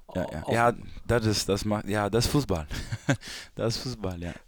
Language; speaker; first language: German; non-native, learner; Portuguese